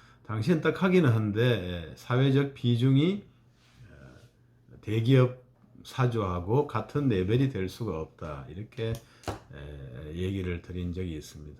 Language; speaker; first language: Korean; native; Korean